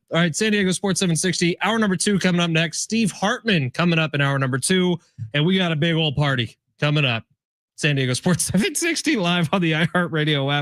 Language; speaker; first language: English; native; English